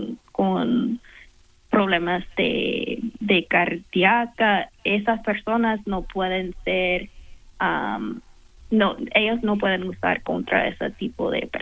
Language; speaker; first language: Spanish; non-native, fluent; English